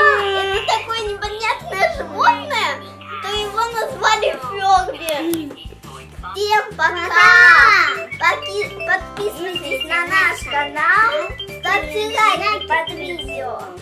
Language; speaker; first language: Russian; early bilingual, heritage; Russian